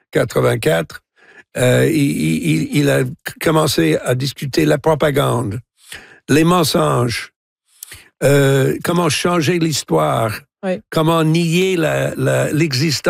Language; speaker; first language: French; non-native, fluent; English